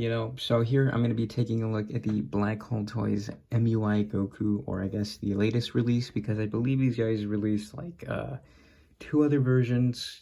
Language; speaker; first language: English; native; English